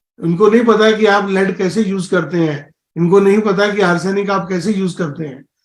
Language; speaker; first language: Hindi; native; Hindi